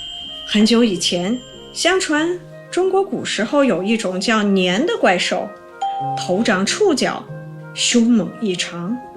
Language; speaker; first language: Chinese; native; Chinese